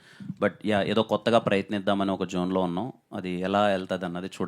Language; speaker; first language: Telugu; native; Telugu